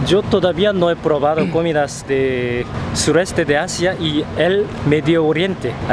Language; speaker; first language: Spanish; non-native, fluent; Korean